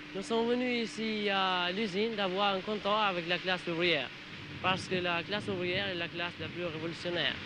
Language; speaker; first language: French; non-native, learner; Albanian